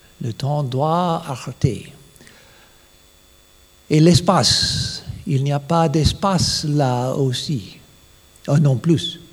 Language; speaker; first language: French; non-native, fluent; English